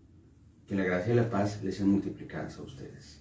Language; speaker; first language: Spanish; native; Spanish